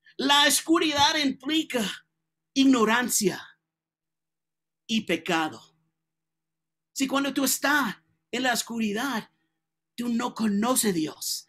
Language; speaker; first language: Spanish; non-native, learner; English